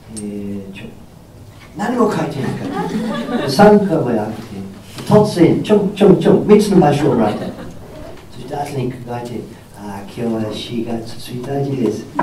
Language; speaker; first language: Japanese; non-native, fluent; English